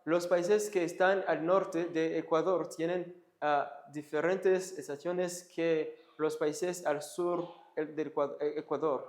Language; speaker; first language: Spanish; non-native, fluent; Kinyarwanda